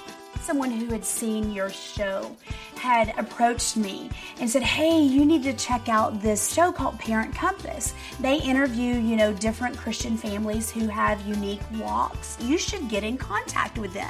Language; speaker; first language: English; native; English